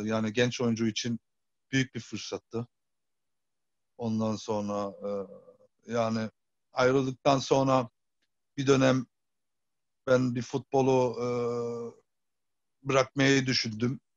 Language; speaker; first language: Turkish; early bilingual, heritage; Turkish